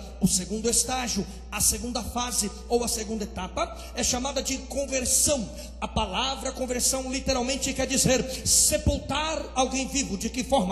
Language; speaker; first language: Portuguese; native; Portuguese